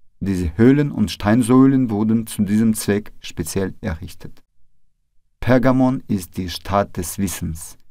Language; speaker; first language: German; non-native, fluent; Russian